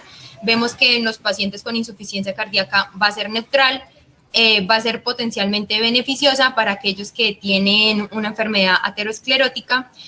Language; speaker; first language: Spanish; native; Spanish